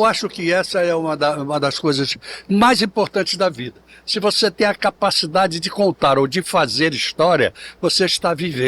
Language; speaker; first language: Portuguese; native; Portuguese